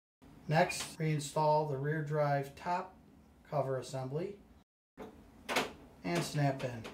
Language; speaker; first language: English; native; English